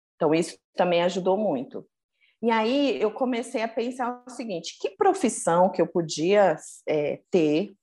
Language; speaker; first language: Portuguese; native; Portuguese